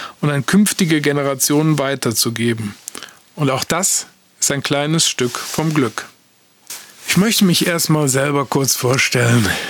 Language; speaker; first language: German; native; German